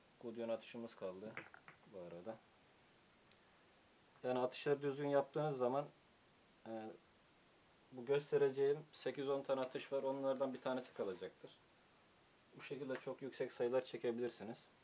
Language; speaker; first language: Turkish; native; Turkish